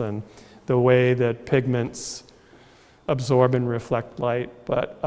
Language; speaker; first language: English; native; English